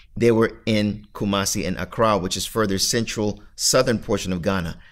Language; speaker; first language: English; native; English